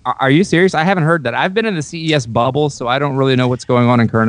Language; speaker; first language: English; native; English